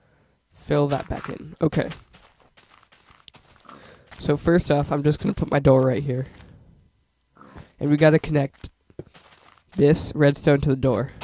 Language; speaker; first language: English; native; English